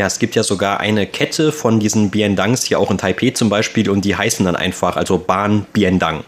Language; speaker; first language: German; native; German